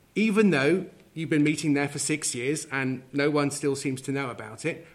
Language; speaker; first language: English; native; English